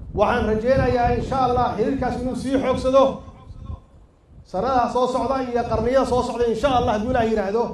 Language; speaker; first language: Somali; native; Somali